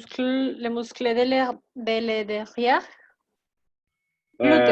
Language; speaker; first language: French; non-native, learner; Spanish